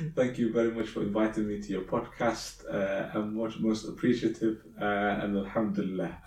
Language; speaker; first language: English; early bilingual, other home language; Somali